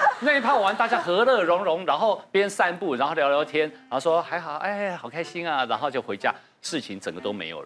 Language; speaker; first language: Chinese; native; Chinese